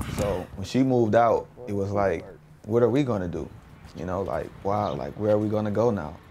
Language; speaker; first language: English; native; English